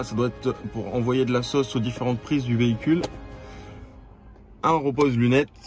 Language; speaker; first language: French; native; French